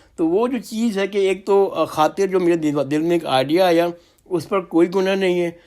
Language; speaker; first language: Urdu; native; Urdu